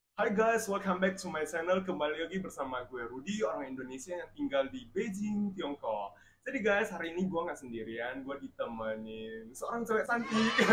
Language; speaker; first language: Indonesian; native; Indonesian